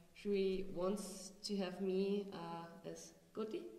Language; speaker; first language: English; non-native, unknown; German